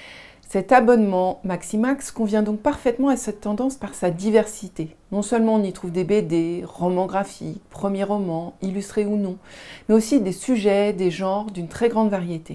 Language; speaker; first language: French; native; French